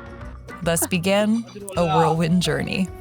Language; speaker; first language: English; native; English